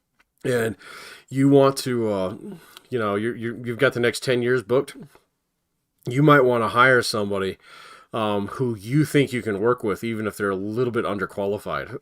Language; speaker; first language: English; native; English